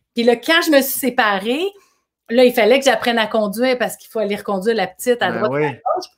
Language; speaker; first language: French; native; French